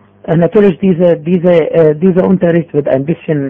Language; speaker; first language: German; non-native, fluent; Arabic